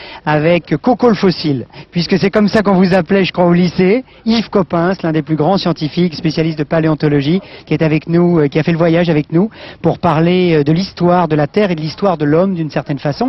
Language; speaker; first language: French; native; French